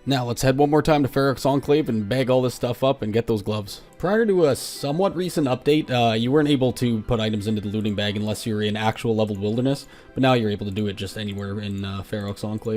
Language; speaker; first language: English; native; English